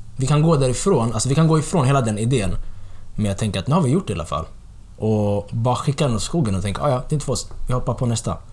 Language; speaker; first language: Swedish; early bilingual, other home language; Tigrinya